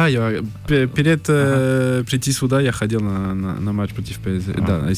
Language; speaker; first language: Russian; early bilingual, heritage; French